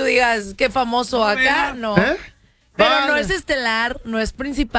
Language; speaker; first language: Spanish; native; Spanish